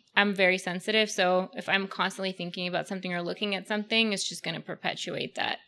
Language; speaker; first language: English; early bilingual, other home language; Russian